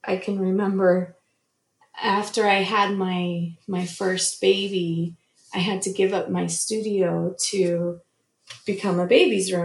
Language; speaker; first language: English; native; English